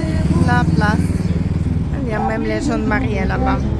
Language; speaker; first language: French; non-native, fluent; Russian